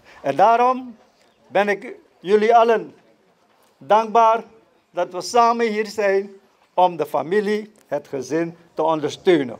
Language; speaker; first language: Dutch; native; Dutch